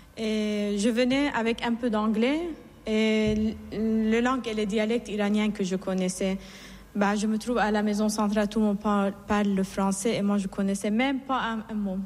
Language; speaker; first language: French; non-native, fluent; Persian